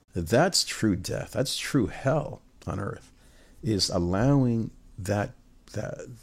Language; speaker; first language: English; early bilingual, other home language; Spanish